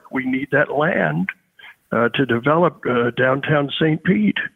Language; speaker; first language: English; native; English